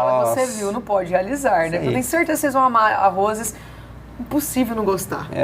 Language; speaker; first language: Portuguese; native; Portuguese